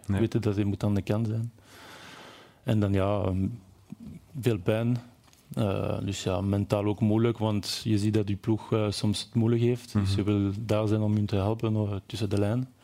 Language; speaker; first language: Dutch; non-native, local second language; French